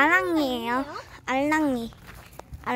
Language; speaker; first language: Korean; native; Korean